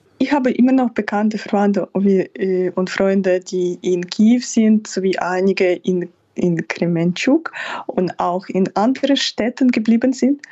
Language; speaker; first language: German; non-native, fluent; Ukrainian